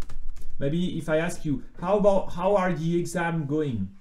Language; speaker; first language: English; non-native, fluent; French